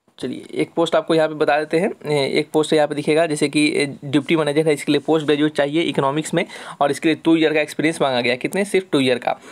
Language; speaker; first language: Hindi; native; Hindi